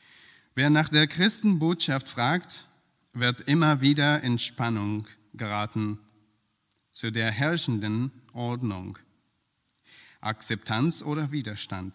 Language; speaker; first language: German; non-native, fluent; Persian